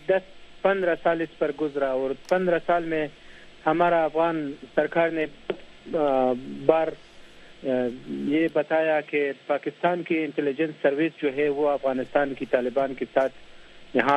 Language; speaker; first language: Hindi; non-native, fluent; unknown